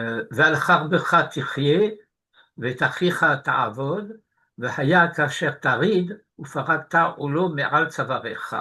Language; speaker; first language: Hebrew; non-native, fluent; French